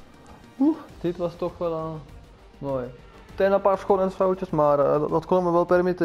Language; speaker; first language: Dutch; native; Dutch